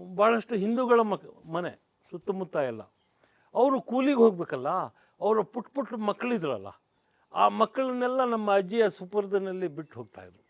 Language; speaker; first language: Kannada; non-native, local second language; Urdu